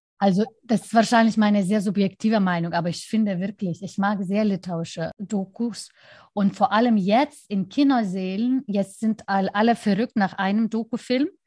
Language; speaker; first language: German; non-native, learner; Lithuanian